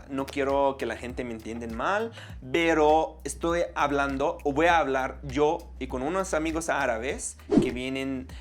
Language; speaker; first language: Spanish; non-native, fluent; Arabic